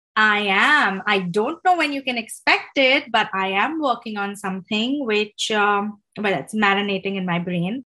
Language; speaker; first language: English; non-native, local second language; Hindi